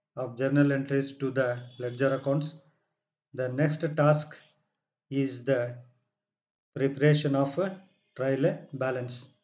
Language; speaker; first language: English; non-native, local second language; Kannada